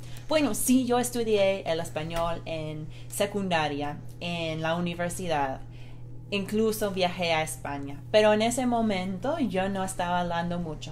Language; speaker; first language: Spanish; non-native, fluent; English